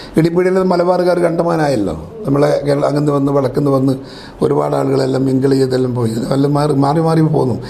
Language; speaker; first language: Malayalam; native; Malayalam